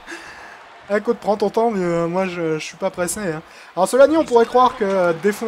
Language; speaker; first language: French; native; French